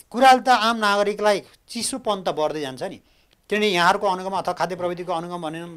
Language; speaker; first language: Nepali; native; Nepali